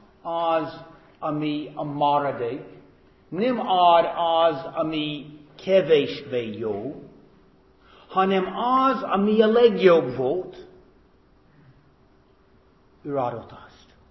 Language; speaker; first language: Hungarian; non-native, fluent; English